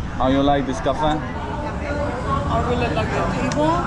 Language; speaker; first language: English; non-native, fluent; Polish